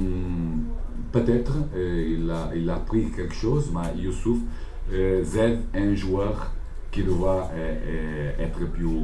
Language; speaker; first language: French; non-native, learner; Portuguese